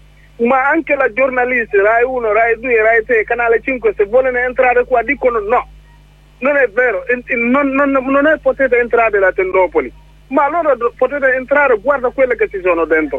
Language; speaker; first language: Italian; non-native, learner; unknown